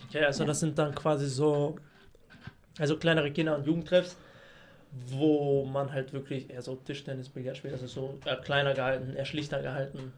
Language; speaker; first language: German; early bilingual, other home language; Greek